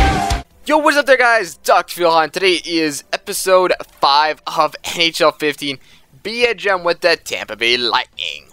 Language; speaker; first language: English; native; English